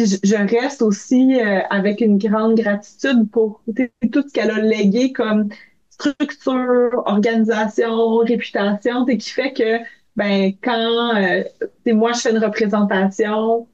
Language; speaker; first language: French; native; French